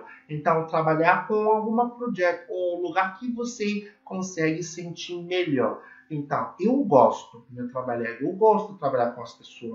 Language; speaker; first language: Portuguese; non-native, learner; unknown